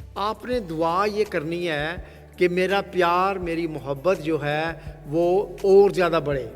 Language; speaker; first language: Urdu; native; Urdu